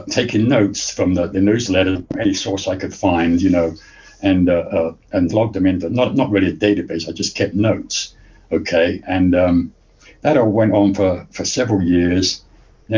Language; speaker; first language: English; native; English